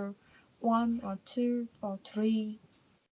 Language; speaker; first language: English; non-native, learner; Vietnamese